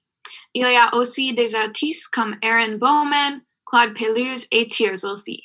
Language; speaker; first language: French; non-native, learner; English